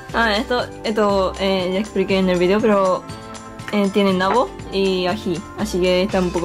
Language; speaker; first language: Spanish; non-native, fluent; Japanese